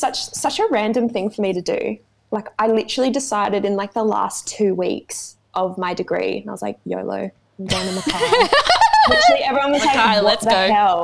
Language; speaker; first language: English; native; English